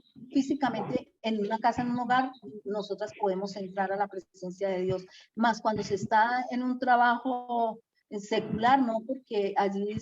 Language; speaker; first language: Spanish; native; Spanish